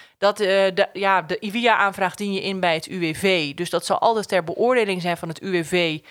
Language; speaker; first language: Dutch; native; Dutch